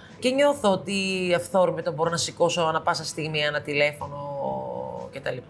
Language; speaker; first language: Greek; early bilingual, heritage; Greek